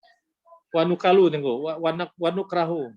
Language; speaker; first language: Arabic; non-native, learner; Indonesian